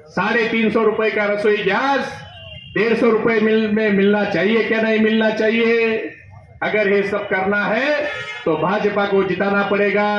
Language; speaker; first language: Hindi; non-native, local second language; Marathi